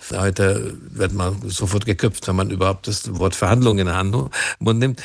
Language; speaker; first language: German; non-native, fluent; Hungarian